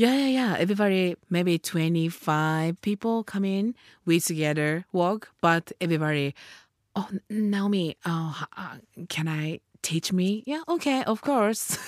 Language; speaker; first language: English; non-native, learner; Japanese